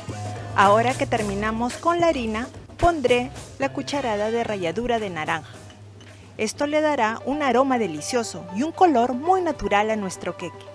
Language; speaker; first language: Spanish; native; Spanish